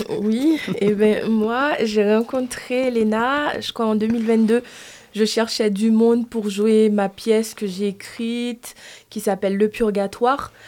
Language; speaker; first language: French; non-native, local second language; Haitian Creole